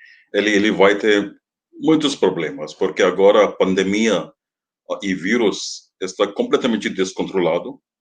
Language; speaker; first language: Portuguese; non-native, fluent; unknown